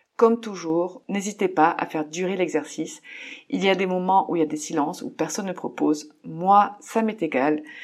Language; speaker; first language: French; native; French